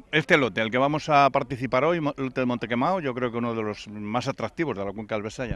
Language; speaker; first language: Spanish; native; Spanish